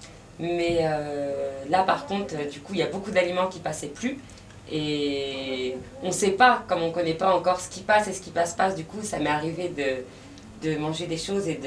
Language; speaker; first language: French; native; French